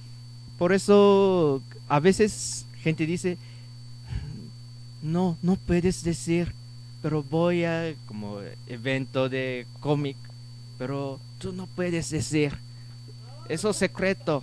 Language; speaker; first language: Spanish; non-native, learner; Japanese